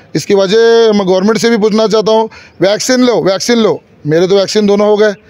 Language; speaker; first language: Hindi; native; Hindi